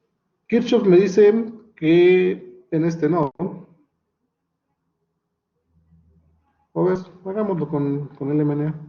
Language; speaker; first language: Spanish; native; Spanish